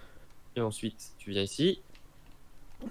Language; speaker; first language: French; native; French